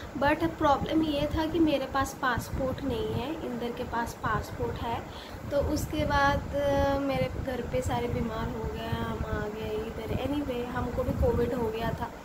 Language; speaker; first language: Hindi; non-native, local second language; Bangla